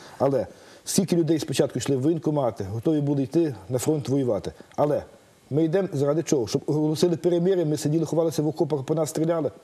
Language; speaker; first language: Ukrainian; native; Ukrainian